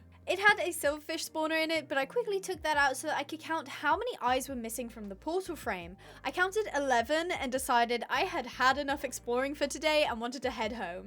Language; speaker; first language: English; native; English